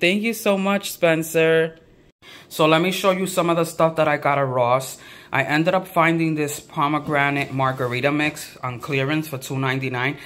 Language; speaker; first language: English; native; English